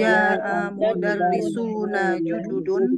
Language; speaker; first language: Arabic; non-native, learner; Indonesian